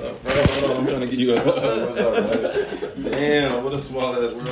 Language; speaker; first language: English; native; English